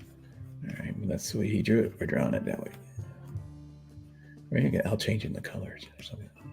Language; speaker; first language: English; native; English